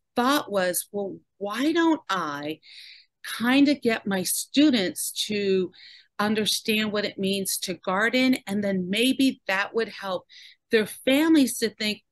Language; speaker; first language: English; native; English